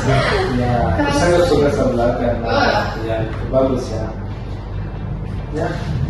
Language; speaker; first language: Indonesian; non-native, learner; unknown